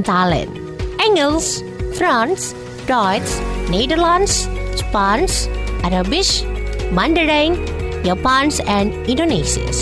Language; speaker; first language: Dutch; non-native, learner; Indonesian